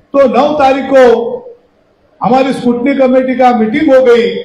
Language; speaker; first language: Hindi; non-native, local second language; Marathi